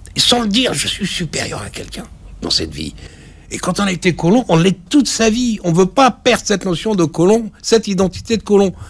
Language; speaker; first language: French; early bilingual, other home language; Arabic